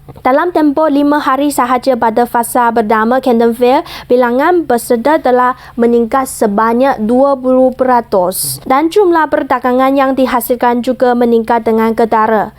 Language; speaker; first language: Malay; non-native, fluent; Chinese